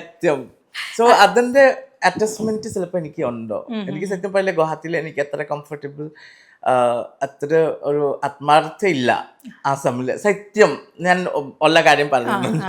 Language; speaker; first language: Malayalam; non-native, learner; Assamese